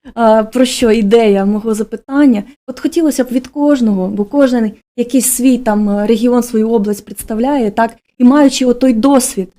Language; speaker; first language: Ukrainian; native; Ukrainian